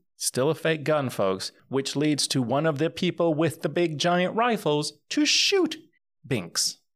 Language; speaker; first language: English; early bilingual, other home language; Spanish